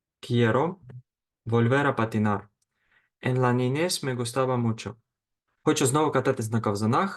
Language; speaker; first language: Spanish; non-native, fluent; Ukrainian